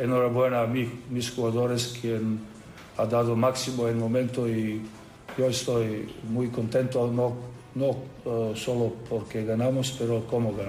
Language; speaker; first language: Spanish; non-native, learner; Serbian